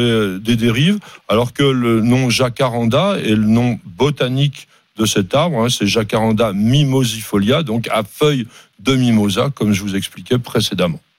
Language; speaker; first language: French; native; French